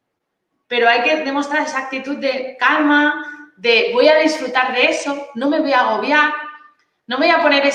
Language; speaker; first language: Spanish; native; Spanish